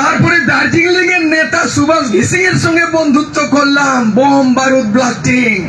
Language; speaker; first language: Bangla; non-native, local second language; Santali